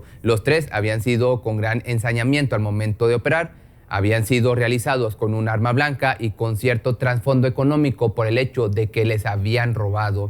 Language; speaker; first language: Spanish; native; Spanish